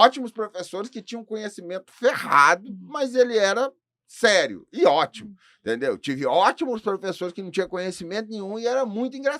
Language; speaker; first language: Portuguese; native; Portuguese